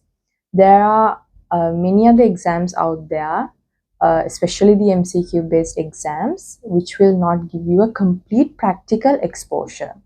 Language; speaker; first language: English; non-native, local second language; Sinhala